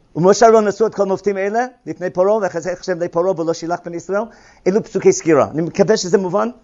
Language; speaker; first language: Hebrew; non-native, fluent; English